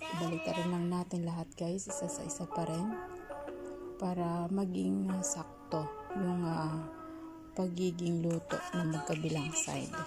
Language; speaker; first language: Filipino; non-native, local second language; Bikol